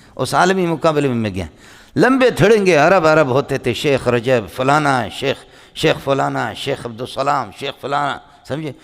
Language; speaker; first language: Urdu; non-native, local second language; Brahui